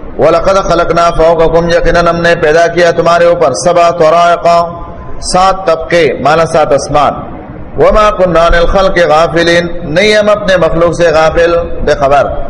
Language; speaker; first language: Urdu; non-native, local second language; Pashto